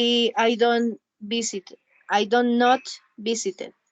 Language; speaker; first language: English; non-native, learner; Spanish